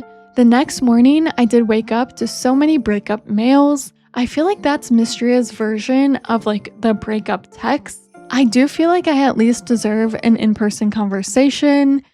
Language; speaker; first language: English; native; English